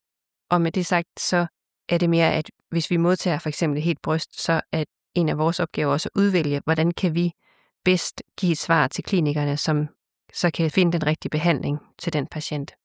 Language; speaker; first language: Danish; native; Danish